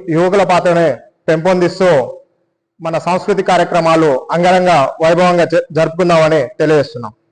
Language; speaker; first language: Telugu; non-native, local second language; Lambadi